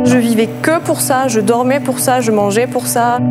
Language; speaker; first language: French; native; French